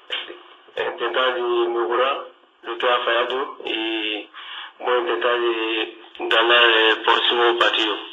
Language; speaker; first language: Spanish; non-native, learner; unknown